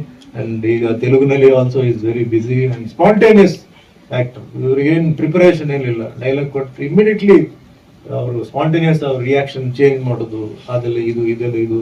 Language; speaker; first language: Kannada; non-native, fluent; Tulu